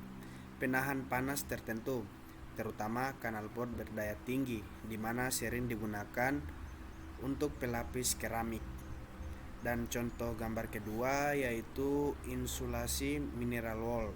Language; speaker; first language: Indonesian; native; Indonesian